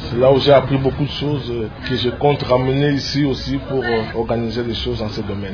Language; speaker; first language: French; non-native, local second language; Lingala